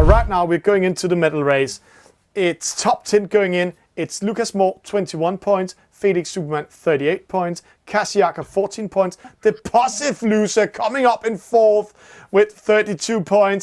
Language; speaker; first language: English; non-native, fluent; Danish